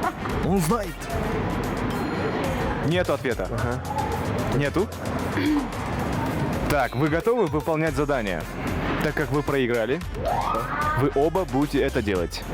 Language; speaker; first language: Russian; native; Russian